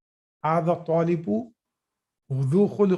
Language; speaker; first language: Arabic; non-native, fluent; Urdu